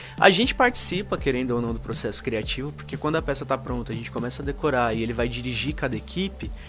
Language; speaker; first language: Portuguese; native; Portuguese